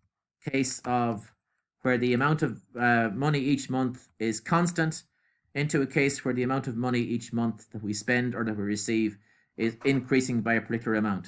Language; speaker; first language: English; native; English